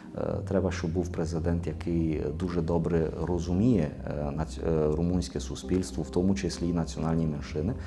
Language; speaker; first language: Ukrainian; native; Ukrainian